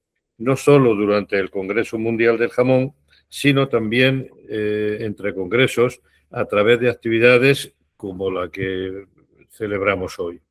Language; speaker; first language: Spanish; native; Spanish